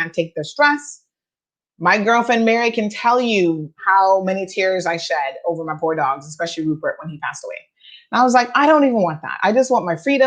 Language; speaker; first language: English; native; English